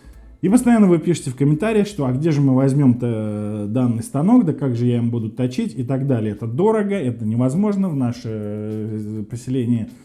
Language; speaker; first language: Russian; native; Russian